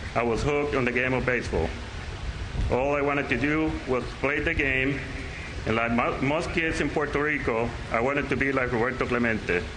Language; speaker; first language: English; non-native, fluent; Spanish